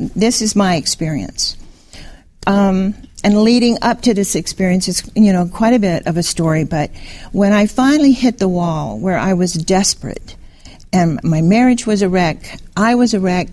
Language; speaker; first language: English; native; English